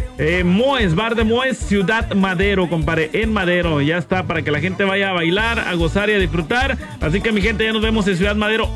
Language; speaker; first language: Spanish; native; Spanish